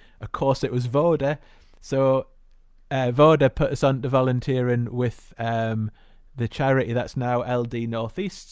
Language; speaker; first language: English; native; English